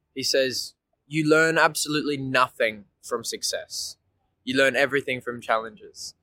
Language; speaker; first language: English; native; English